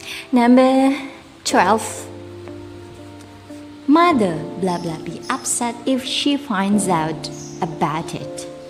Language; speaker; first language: English; non-native, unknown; Indonesian